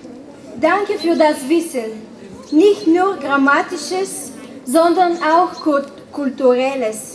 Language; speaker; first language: German; non-native, learner; Bulgarian